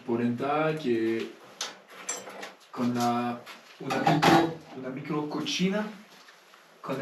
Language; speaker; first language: Spanish; non-native, learner; French